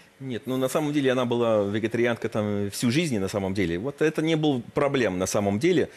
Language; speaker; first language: Russian; early bilingual, heritage; Russian